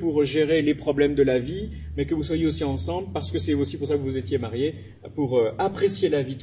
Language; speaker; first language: French; native; French